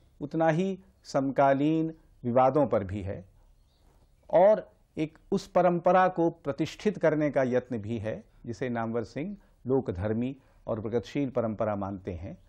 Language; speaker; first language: Hindi; native; Hindi